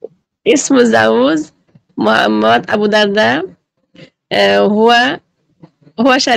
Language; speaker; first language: Arabic; non-native, learner; Bangla